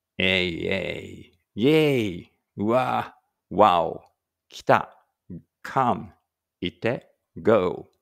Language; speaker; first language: Japanese; native; Japanese